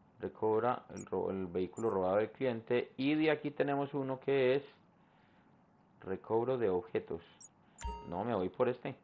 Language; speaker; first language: Spanish; native; Spanish